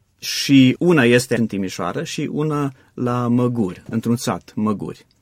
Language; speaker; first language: Romanian; non-native, fluent; English